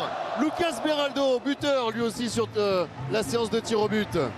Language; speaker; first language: French; native; French